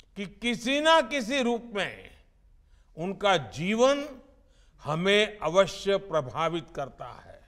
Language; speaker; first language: Hindi; non-native, local second language; Gujarati